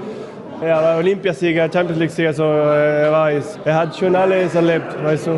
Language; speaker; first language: German; non-native, fluent; Spanish